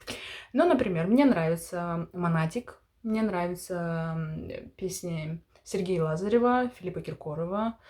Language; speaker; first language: Russian; early bilingual, heritage; Russian